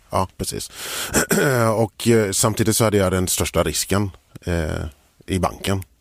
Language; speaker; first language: Swedish; early bilingual, other home language; English